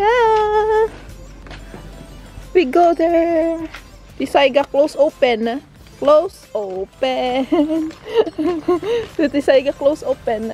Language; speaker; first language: English; non-native, learner; Filipino